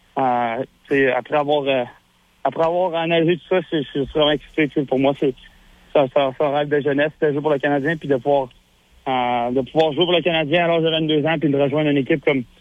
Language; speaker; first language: French; native; French